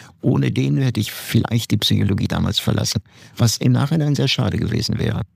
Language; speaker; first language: German; non-native, fluent; Turkish